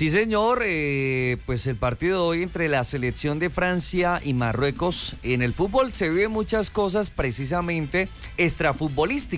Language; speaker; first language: Spanish; native; Spanish